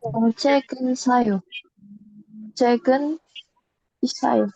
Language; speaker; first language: Korean; non-native, learner; Indonesian